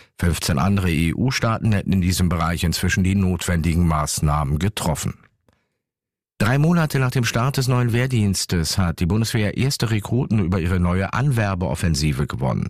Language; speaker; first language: German; native; German